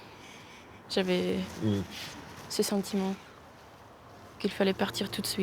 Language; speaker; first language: French; non-native, fluent; Russian